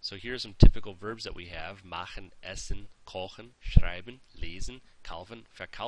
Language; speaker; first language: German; non-native, fluent; English